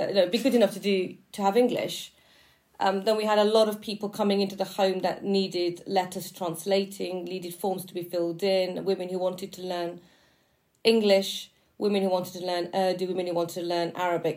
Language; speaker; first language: English; native; English